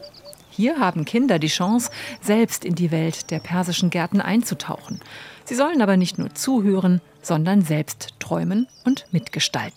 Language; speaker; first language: German; native; German